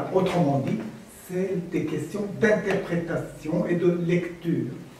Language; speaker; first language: French; non-native, fluent; Armenian